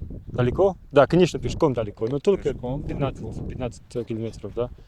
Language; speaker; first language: Russian; non-native, fluent; English